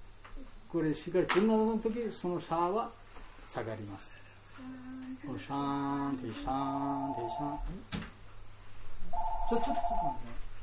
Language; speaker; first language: Japanese; non-native, learner; Bangla